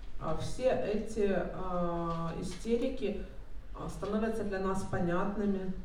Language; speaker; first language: Russian; native; Russian